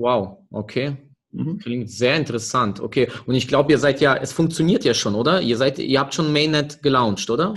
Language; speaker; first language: German; native; German